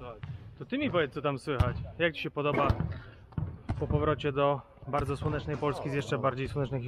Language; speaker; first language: Polish; native; Polish